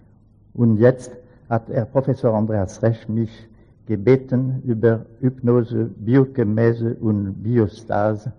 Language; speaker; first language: German; non-native, learner; French